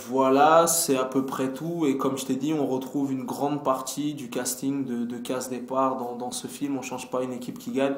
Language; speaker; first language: French; native; French